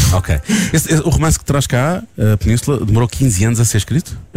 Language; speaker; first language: Portuguese; native; Portuguese